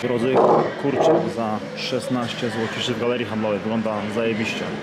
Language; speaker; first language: Polish; native; Polish